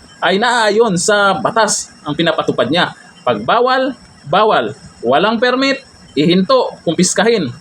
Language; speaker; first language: Filipino; native; Filipino